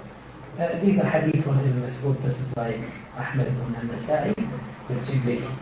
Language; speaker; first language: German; non-native, fluent; Arabic